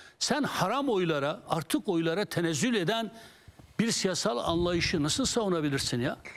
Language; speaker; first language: Turkish; non-native, local second language; Kurdish